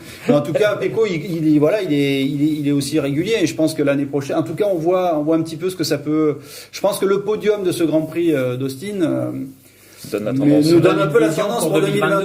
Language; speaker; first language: French; native; French